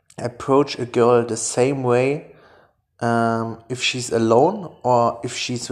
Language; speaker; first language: English; non-native, fluent; German